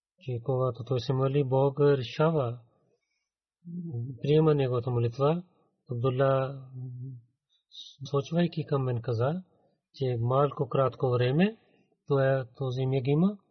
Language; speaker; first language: Bulgarian; non-native, learner; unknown